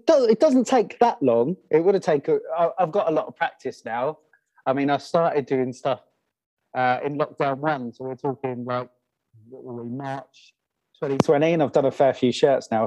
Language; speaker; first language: English; native; English